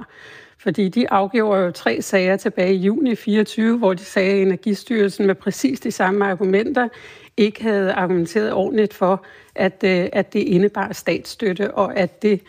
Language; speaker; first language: Danish; native; Danish